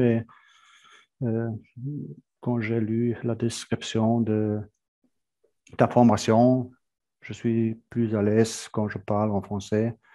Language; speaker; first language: French; non-native, fluent; German